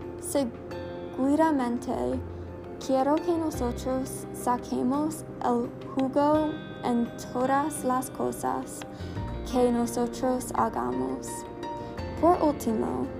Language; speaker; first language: Spanish; non-native, learner; English